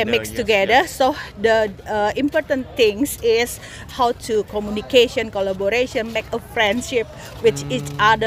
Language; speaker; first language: English; non-native, learner; Indonesian